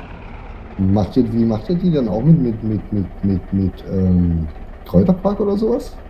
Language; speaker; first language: German; native; German